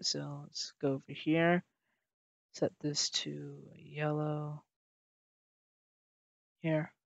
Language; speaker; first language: English; native; English